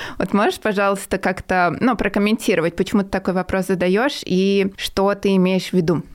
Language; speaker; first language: Russian; native; Russian